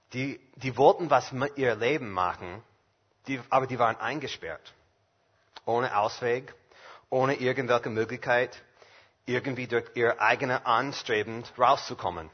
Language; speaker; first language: German; non-native, fluent; English